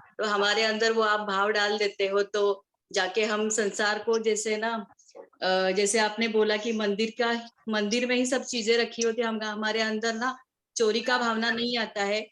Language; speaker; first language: Hindi; non-native, local second language; Marathi